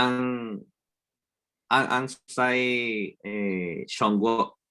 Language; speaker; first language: Chinese; non-native, learner; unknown